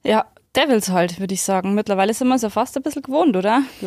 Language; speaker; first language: German; native; German